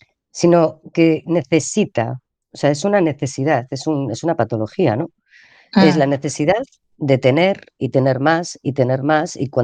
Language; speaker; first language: Spanish; native; Spanish